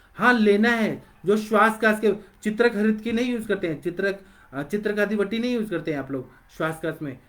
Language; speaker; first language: Hindi; non-native, local second language; Marathi